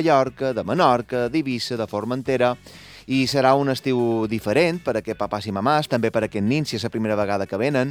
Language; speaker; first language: Catalan; native; Catalan